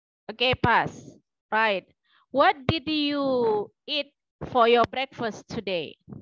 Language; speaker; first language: English; non-native, fluent; Indonesian